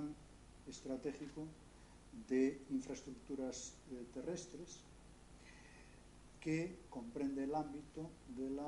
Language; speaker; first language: Spanish; native; Spanish